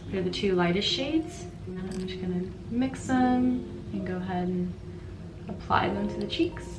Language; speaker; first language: English; native; English